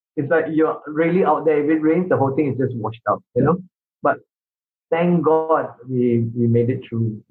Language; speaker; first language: English; non-native, local second language; Min Nan Chinese